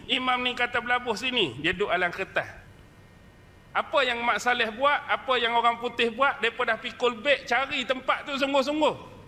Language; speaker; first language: Malay; native; Malay